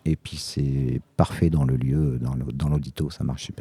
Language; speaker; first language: French; native; French